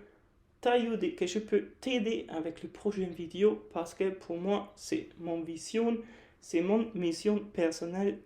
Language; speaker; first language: French; non-native, fluent; German